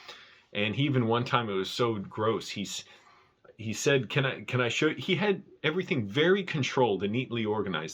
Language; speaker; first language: English; native; English